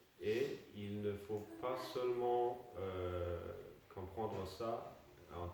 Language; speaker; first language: French; non-native, fluent; Danish